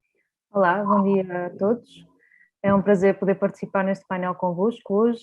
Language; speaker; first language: Portuguese; native; Portuguese